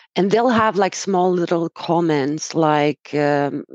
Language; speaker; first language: English; non-native, fluent; Romanian